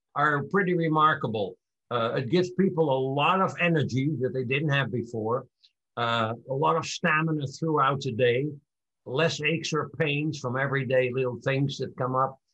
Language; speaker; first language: English; non-native, fluent; Dutch